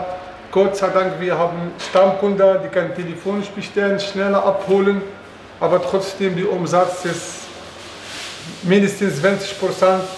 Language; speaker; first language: German; non-native, learner; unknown